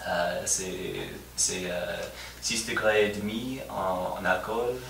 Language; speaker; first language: French; non-native, fluent; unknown